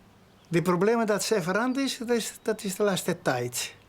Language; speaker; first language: Dutch; non-native, learner; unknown